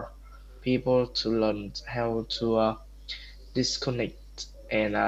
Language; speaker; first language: English; non-native, learner; Vietnamese